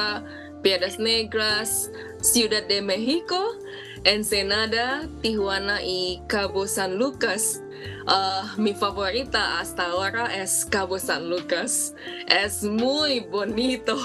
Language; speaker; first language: Spanish; non-native, learner; Indonesian